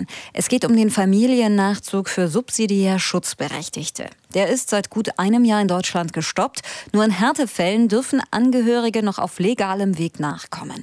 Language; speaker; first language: German; native; German